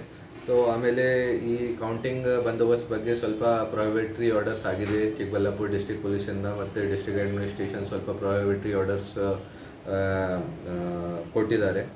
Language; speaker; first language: Kannada; non-native, learner; Hindi